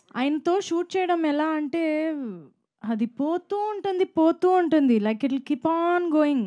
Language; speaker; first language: Telugu; non-native, fluent; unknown